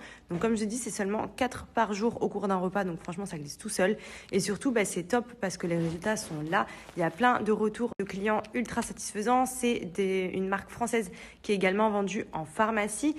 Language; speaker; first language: French; native; French